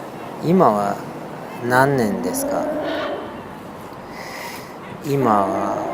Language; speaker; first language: Japanese; non-native, fluent; French